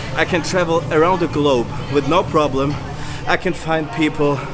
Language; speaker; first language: English; non-native, fluent; German